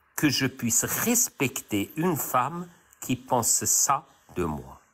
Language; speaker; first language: French; non-native, local second language; Arabic